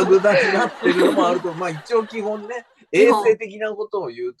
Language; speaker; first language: Japanese; native; Japanese